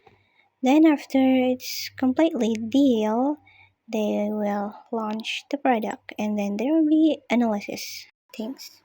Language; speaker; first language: English; non-native, learner; Indonesian